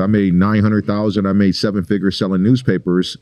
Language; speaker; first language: English; native; English